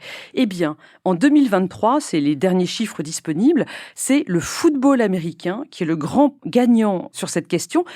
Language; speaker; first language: French; native; French